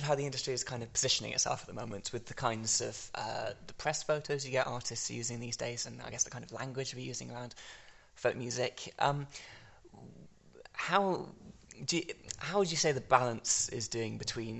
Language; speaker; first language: English; native; English